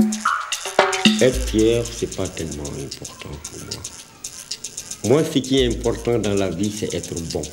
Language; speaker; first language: French; non-native, local second language; Wolof